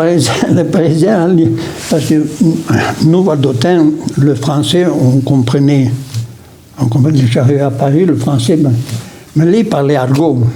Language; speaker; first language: French; non-native, local second language; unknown